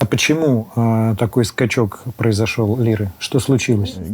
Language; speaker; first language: Russian; native; Russian